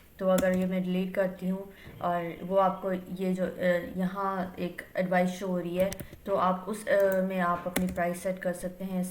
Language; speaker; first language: Urdu; native; Urdu